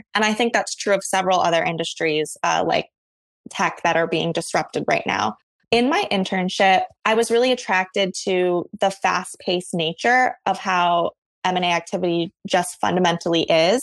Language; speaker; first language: English; native; English